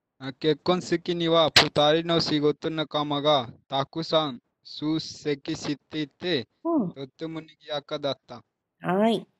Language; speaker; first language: Japanese; non-native, learner; Hindi